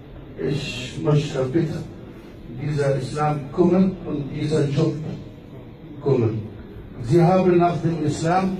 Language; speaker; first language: German; non-native, learner; Arabic